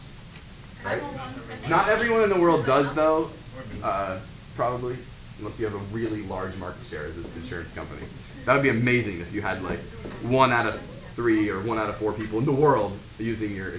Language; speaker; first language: English; native; English